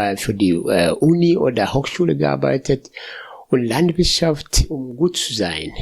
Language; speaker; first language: German; non-native, fluent; Swahili